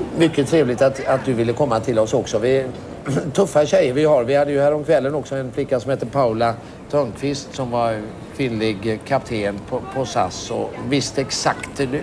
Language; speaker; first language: Swedish; native; Swedish